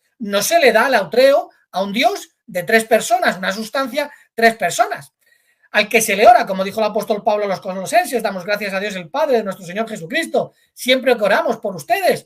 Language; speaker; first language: Spanish; native; Spanish